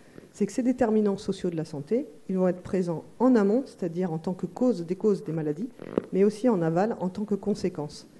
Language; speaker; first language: French; native; French